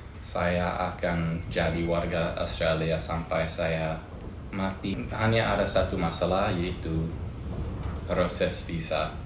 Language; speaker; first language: Indonesian; non-native, fluent; English